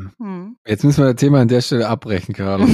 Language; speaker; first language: German; native; German